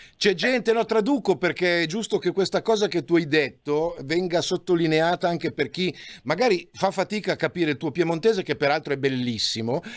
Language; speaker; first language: Italian; native; Italian